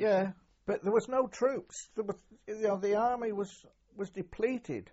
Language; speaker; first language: English; native; English